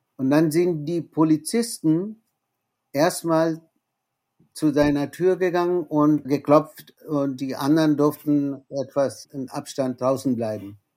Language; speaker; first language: German; non-native, fluent; Bangla